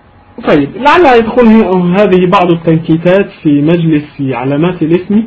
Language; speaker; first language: Arabic; native; Arabic